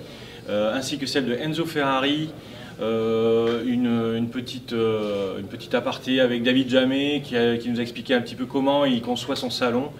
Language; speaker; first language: French; native; French